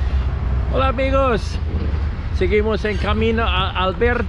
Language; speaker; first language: Spanish; non-native, fluent; English